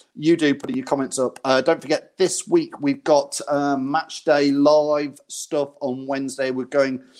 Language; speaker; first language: English; native; English